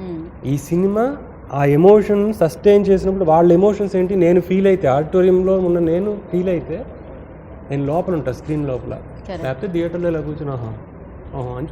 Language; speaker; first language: Telugu; native; Telugu